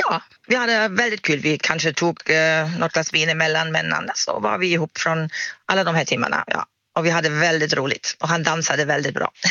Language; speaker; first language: Swedish; non-native, fluent; German